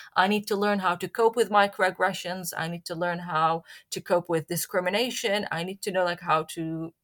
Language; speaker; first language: English; non-native, fluent; Arabic